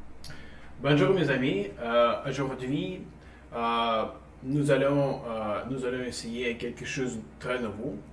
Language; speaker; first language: French; non-native, learner; Russian